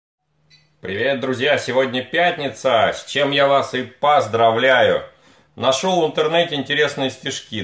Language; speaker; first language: Russian; native; Russian